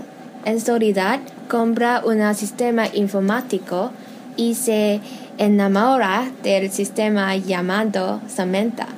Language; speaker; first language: Spanish; non-native, learner; English